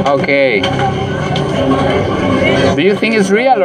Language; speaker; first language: English; non-native, learner; Spanish